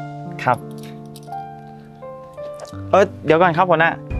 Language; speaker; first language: Thai; native; Thai